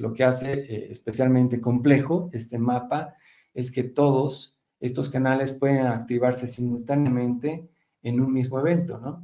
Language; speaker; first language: Spanish; native; Spanish